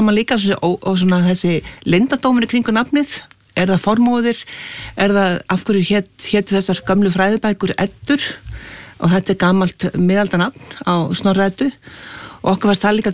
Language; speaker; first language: Icelandic; native; Icelandic